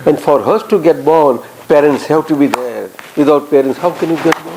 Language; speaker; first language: English; non-native, local second language; Gujarati